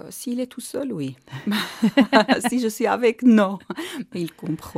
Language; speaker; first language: French; non-native, fluent; Armenian